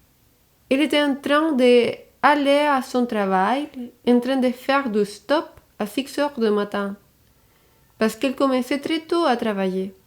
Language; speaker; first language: French; non-native, fluent; Spanish